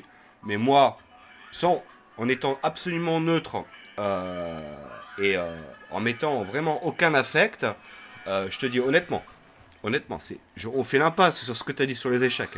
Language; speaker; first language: French; native; French